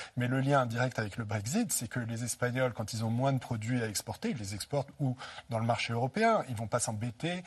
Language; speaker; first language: French; native; French